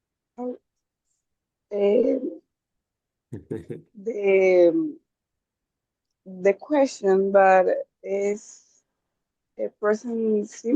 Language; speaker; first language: English; non-native, learner; Spanish